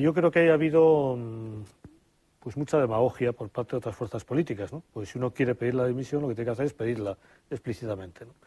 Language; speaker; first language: Spanish; native; Spanish